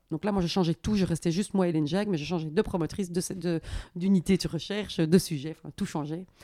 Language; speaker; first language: French; native; French